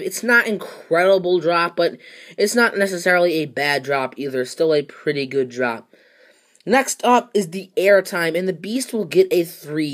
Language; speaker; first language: English; native; English